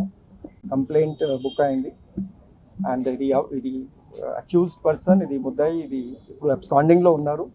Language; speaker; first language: Telugu; non-native, fluent; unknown